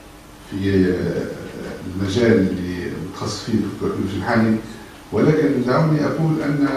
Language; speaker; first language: Arabic; native; Arabic